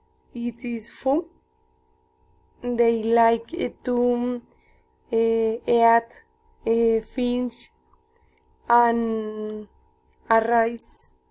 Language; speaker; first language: English; non-native, learner; Spanish